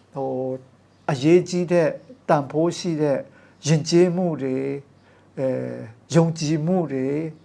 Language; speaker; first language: Burmese; non-native, local second language; Kachin